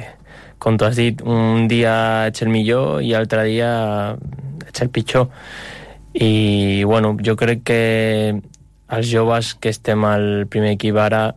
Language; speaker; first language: Catalan; non-native, local second language; Spanish